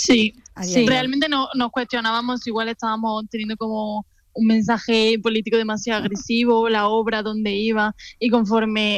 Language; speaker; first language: Spanish; native; Spanish